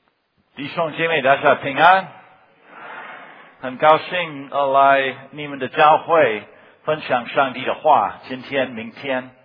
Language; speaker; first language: Chinese; non-native, fluent; English